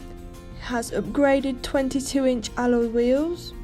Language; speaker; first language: English; native; English